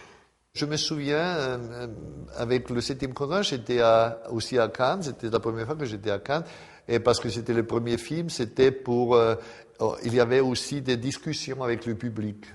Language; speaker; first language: French; non-native, fluent; German